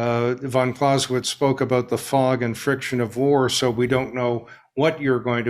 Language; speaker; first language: English; native; English